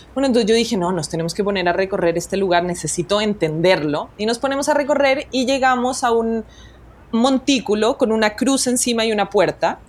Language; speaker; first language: Spanish; native; Spanish